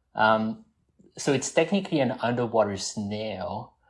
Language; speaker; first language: English; non-native, fluent; French